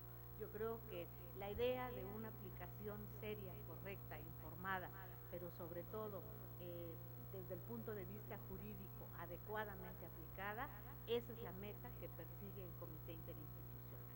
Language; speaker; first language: Spanish; native; Spanish